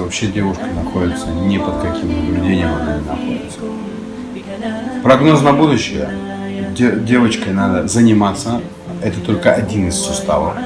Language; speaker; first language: Russian; native; Russian